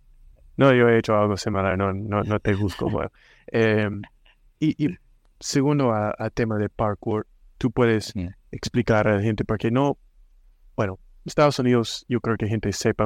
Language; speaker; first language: Spanish; non-native, fluent; English